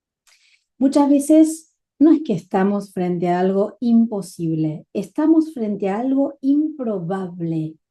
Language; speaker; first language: Spanish; native; Spanish